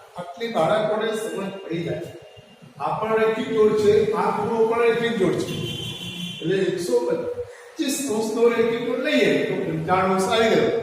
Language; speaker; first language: Gujarati; native; Gujarati